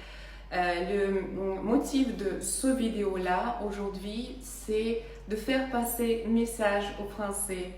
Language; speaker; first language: French; non-native, fluent; Russian